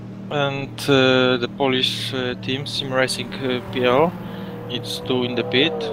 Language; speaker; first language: English; non-native, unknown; Polish